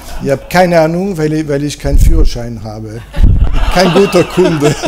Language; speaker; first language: German; non-native, fluent; French